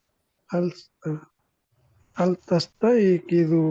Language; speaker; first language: Arabic; non-native, learner; Indonesian